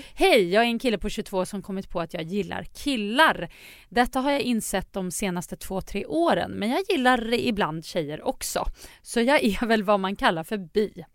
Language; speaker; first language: Swedish; native; Swedish